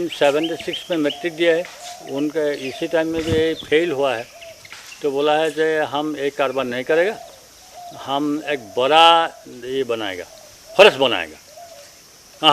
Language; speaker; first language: Hindi; non-native, local second language; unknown